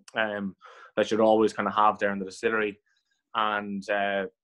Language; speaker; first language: English; native; English